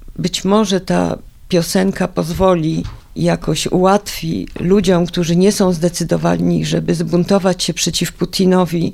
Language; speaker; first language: Polish; native; Polish